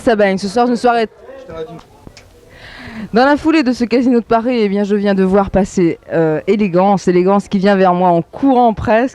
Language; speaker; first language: French; native; French